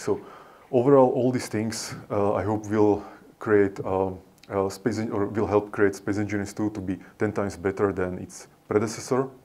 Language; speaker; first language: English; non-native, fluent; Slovak